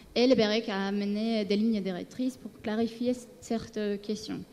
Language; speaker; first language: French; non-native, fluent; Spanish